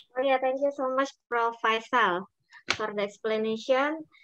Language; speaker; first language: English; non-native, fluent; Indonesian